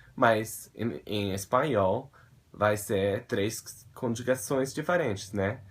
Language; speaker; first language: Portuguese; non-native, fluent; English